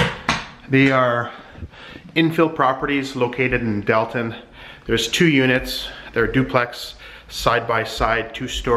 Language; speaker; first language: English; native; English